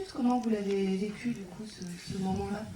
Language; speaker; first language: French; native; French